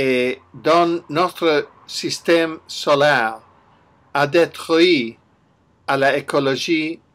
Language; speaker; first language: French; non-native, learner; English